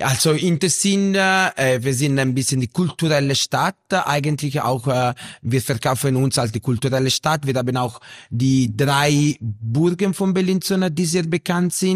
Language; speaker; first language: German; non-native, local second language; Italian